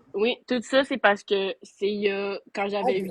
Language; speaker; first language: French; native; French